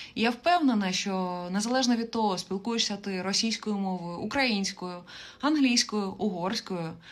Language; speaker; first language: Ukrainian; native; Ukrainian